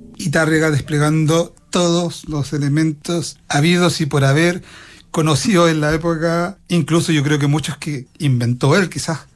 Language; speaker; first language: Spanish; native; Spanish